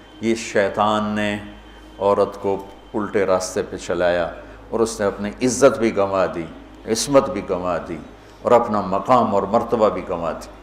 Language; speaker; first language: Urdu; non-native, local second language; Punjabi